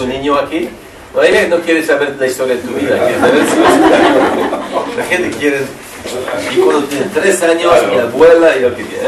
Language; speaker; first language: Spanish; non-native, learner; French